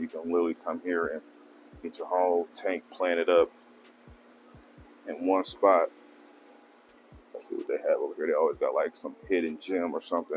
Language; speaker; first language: English; native; English